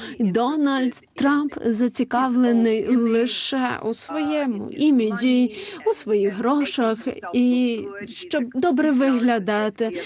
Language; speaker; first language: Ukrainian; non-native, fluent; English